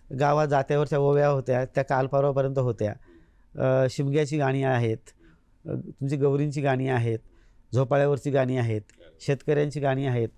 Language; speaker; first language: Marathi; native; Marathi